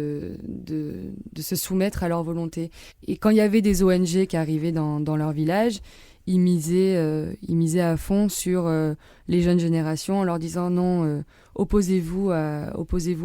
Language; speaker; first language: French; native; French